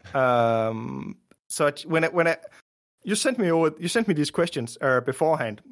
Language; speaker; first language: English; non-native, fluent; Danish